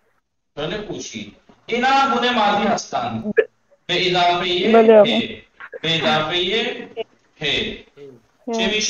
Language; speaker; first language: Persian; non-native, fluent; Urdu